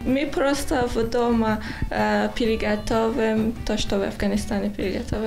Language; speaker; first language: Russian; non-native, learner; Persian